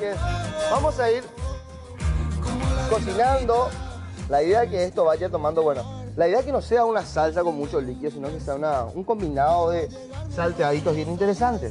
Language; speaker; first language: Spanish; native; Spanish